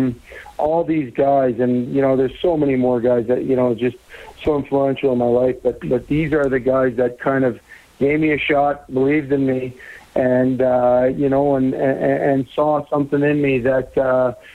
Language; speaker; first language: English; native; English